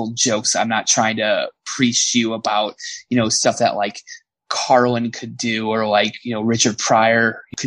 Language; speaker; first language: English; native; English